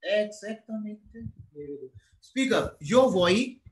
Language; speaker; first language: English; non-native, local second language; Hindi